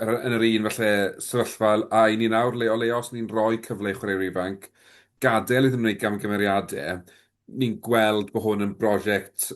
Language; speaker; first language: Welsh; native; Welsh